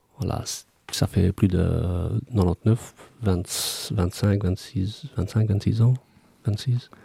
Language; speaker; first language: French; non-native, fluent; Albanian